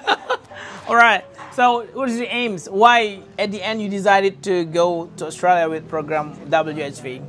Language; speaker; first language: English; non-native, fluent; Indonesian